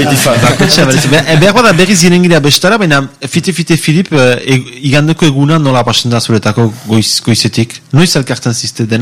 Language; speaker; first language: Basque; native; Basque